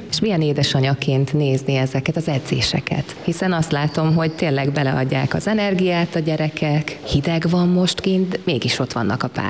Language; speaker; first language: Hungarian; native; Hungarian